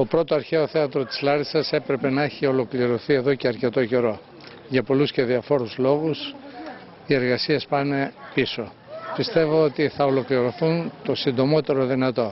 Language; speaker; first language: Greek; native; Greek